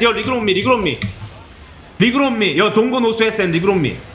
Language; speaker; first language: English; non-native, learner; Korean